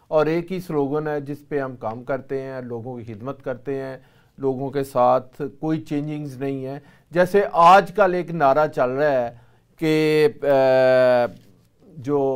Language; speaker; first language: Urdu; native; Urdu